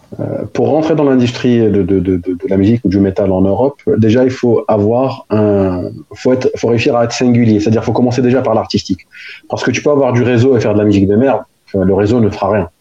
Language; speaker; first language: French; non-native, local second language; Arabic